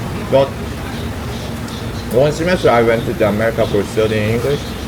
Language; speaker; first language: English; non-native, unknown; Korean